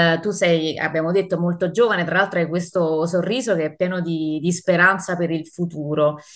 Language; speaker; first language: Italian; native; Italian